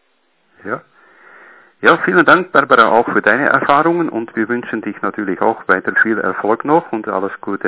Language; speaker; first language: German; native; German